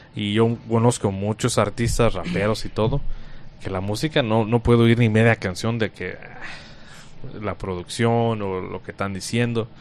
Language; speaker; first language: Spanish; native; Spanish